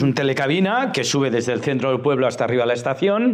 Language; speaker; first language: Spanish; native; Spanish